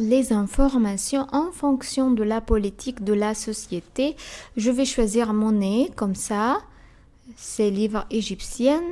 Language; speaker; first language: French; non-native, fluent; Arabic